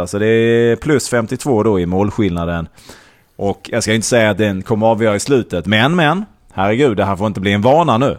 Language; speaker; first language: Swedish; native; Swedish